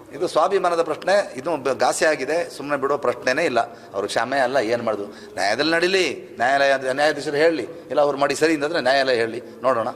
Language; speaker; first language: Kannada; non-native, local second language; Kodava